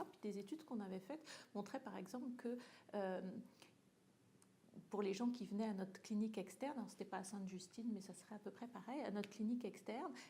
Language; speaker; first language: French; native; French